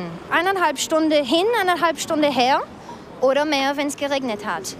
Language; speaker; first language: German; early bilingual, other home language; Portuguese